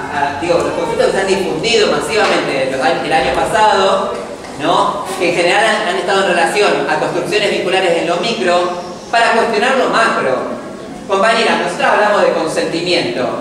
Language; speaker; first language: Spanish; native; Spanish